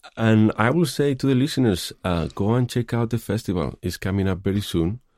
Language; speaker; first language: English; non-native, fluent; Spanish